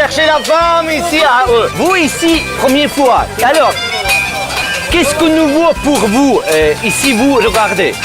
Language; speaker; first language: French; non-native, learner; Ukrainian